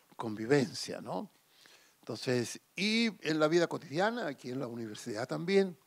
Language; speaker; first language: Spanish; native; Spanish